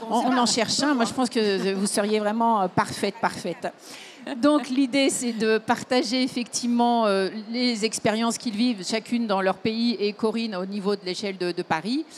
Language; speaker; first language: French; native; French